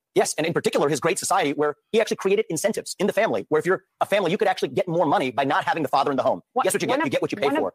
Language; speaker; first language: English; early bilingual, other home language; Hindi